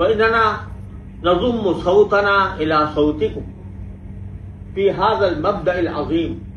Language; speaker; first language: Arabic; non-native, fluent; Urdu